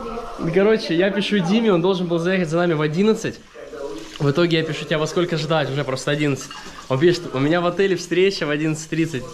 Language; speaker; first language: Russian; native; Russian